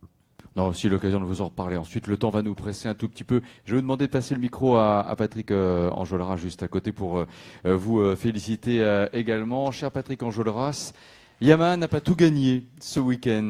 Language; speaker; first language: French; native; French